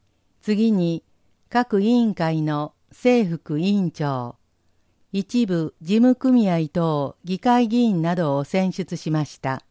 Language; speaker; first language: Japanese; native; Japanese